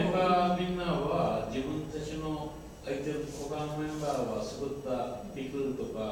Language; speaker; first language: Japanese; non-native, learner; Bangla